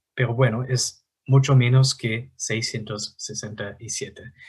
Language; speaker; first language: Spanish; non-native, fluent; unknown